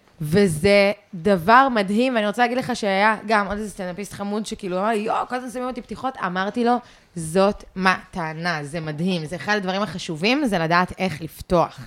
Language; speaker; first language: Hebrew; early bilingual, other home language; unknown